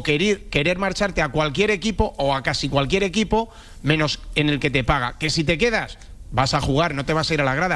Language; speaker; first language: Spanish; native; Spanish